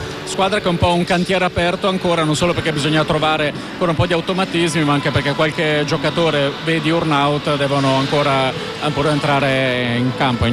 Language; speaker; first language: Italian; native; Italian